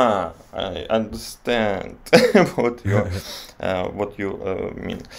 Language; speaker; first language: English; non-native, learner; Russian